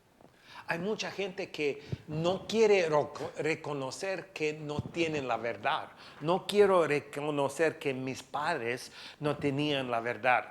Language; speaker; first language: Spanish; non-native, fluent; English